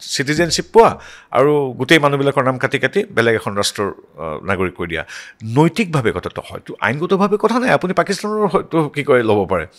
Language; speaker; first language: Assamese; native; Assamese